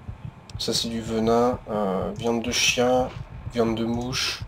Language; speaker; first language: French; native; French